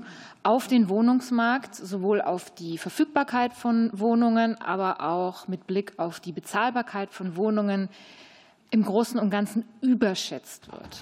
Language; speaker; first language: German; native; German